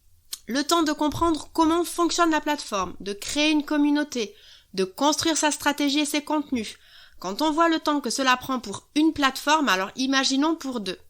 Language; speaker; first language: French; native; French